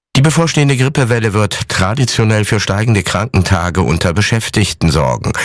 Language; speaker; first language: German; native; German